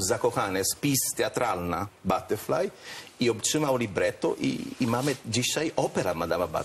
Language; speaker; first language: Polish; non-native, learner; Italian